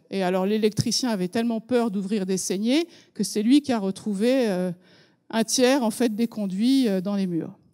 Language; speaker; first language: French; native; French